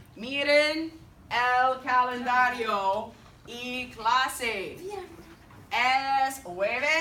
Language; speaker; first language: Spanish; non-native, fluent; English